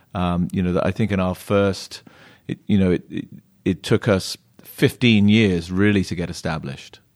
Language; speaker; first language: English; native; English